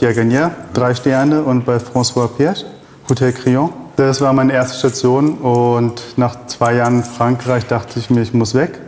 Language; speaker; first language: German; early bilingual, other home language; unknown